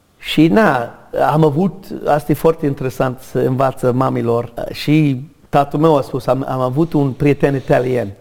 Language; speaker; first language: Romanian; non-native, learner; English